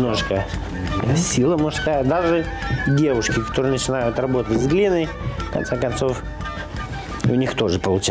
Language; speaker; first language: Russian; non-native, local second language; Romanian